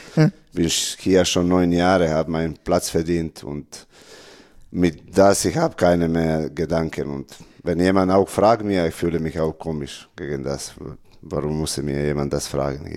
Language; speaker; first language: German; non-native, learner; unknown